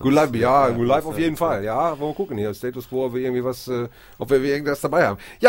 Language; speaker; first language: German; native; German